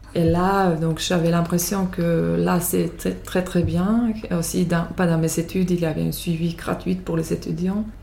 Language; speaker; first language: French; non-native, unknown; Finnish